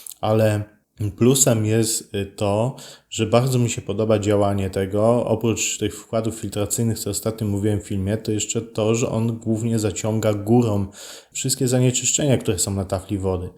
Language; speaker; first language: Polish; native; Polish